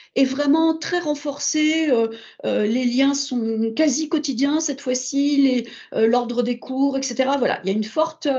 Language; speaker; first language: French; native; French